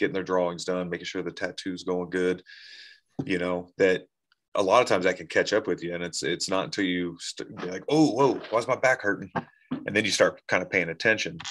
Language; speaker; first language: English; native; English